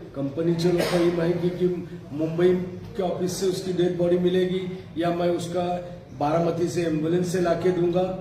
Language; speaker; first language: Hindi; non-native, local second language; Marathi